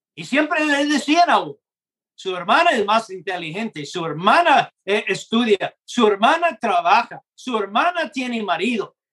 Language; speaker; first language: Spanish; non-native, fluent; English